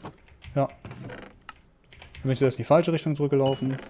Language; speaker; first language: German; native; German